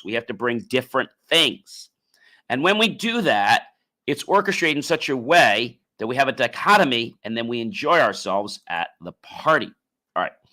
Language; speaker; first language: English; native; English